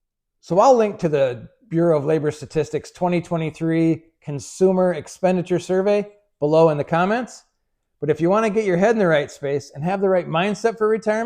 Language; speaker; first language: English; native; English